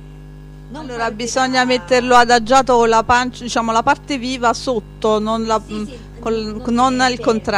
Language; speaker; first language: Italian; native; Italian